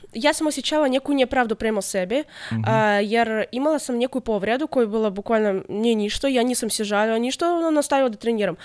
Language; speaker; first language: Serbian; non-native, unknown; Russian